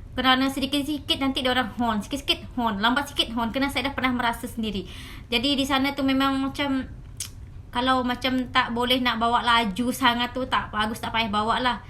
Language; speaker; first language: Malay; early bilingual, other home language; Indonesian